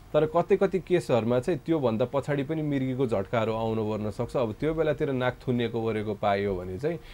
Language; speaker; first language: Nepali; non-native, local second language; Maithili